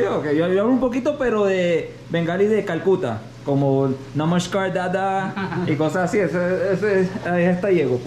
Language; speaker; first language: Spanish; non-native, fluent; English